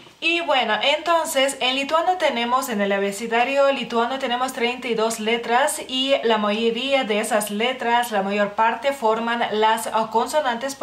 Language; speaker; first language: Spanish; non-native, fluent; Lithuanian